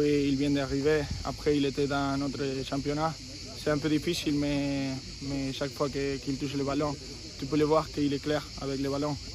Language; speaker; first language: French; non-native, fluent; Spanish